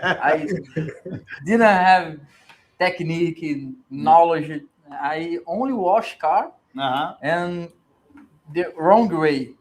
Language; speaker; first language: English; non-native, learner; Portuguese